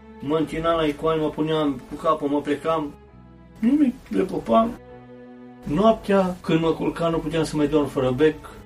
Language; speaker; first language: Romanian; early bilingual, heritage; Romanian